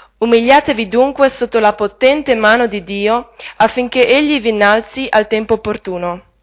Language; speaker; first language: Italian; native; Italian